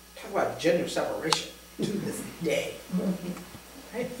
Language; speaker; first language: English; native; English